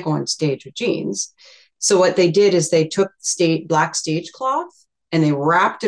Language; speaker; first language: English; native; English